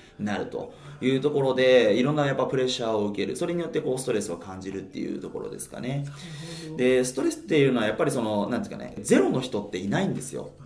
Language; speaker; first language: Japanese; native; Japanese